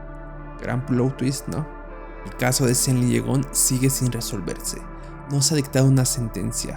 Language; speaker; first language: Spanish; native; Spanish